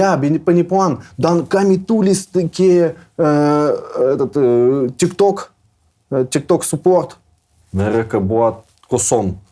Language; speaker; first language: Indonesian; non-native, learner; Russian